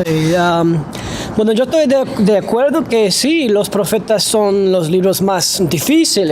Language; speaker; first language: Spanish; non-native, fluent; English